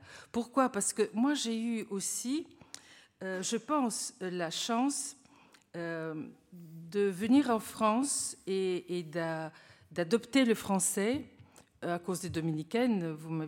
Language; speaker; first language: French; non-native, fluent; Bulgarian